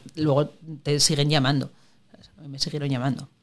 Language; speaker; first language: Spanish; native; Spanish